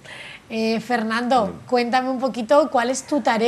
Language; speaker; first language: Spanish; native; Spanish